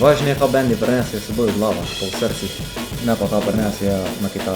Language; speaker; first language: Slovenian; native; Slovenian